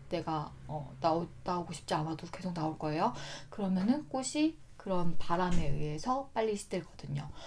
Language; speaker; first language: Korean; native; Korean